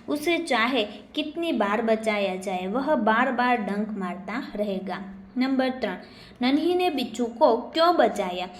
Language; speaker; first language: Hindi; non-native, local second language; Gujarati